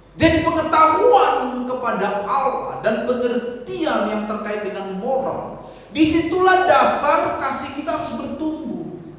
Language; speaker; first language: Indonesian; non-native, local second language; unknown